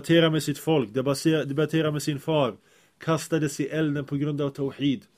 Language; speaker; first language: Swedish; early bilingual, other home language; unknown